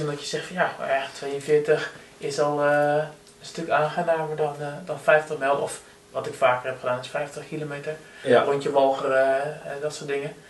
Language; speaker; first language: Dutch; native; Dutch